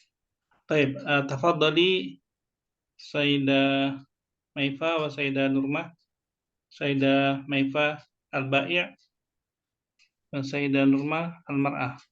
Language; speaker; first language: Arabic; non-native, fluent; Indonesian